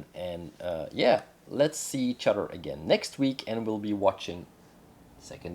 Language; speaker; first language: English; non-native, fluent; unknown